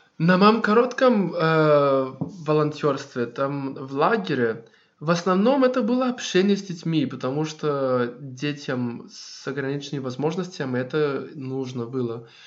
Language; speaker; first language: Russian; non-native, fluent; Greek